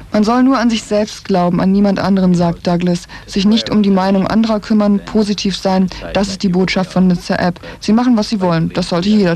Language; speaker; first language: German; native; German